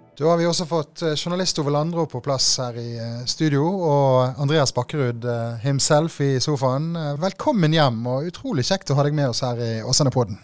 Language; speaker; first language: Norwegian; native; Norwegian